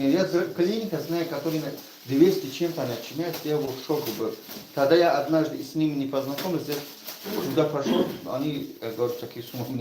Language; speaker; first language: Russian; non-native, learner; Tajik